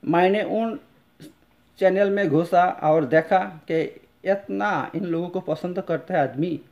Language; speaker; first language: Hindi; non-native, local second language; Bangla